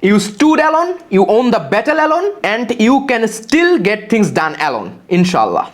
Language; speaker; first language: English; non-native, local second language; Bangla